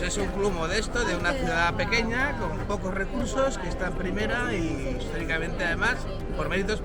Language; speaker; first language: Spanish; native; Spanish